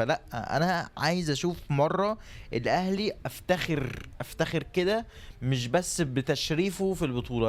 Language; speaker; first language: Arabic; native; Arabic